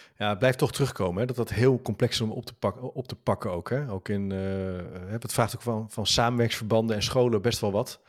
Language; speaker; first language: Dutch; native; Dutch